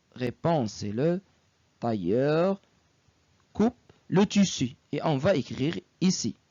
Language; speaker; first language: French; non-native, local second language; Arabic